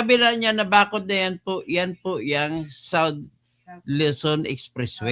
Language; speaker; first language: Filipino; native; Filipino